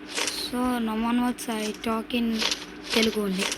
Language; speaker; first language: English; non-native, local second language; Telugu